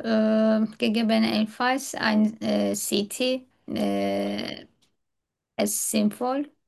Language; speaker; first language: German; non-native, learner; Turkish